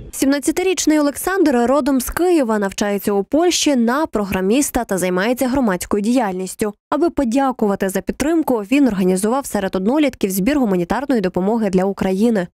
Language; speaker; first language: Ukrainian; native; Ukrainian